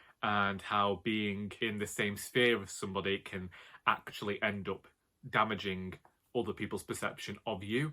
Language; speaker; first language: English; native; English